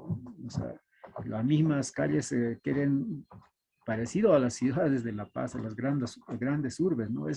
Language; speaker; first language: Spanish; native; Spanish